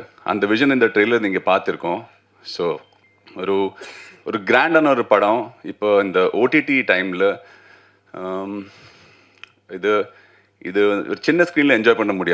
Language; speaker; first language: Tamil; non-native, fluent; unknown